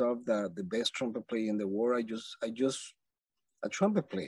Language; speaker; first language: English; non-native, fluent; Spanish